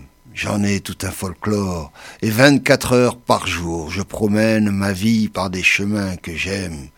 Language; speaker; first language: French; native; French